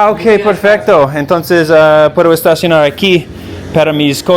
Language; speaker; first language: Spanish; non-native, learner; English